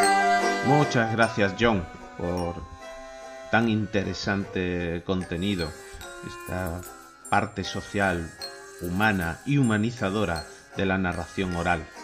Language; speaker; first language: Spanish; native; Spanish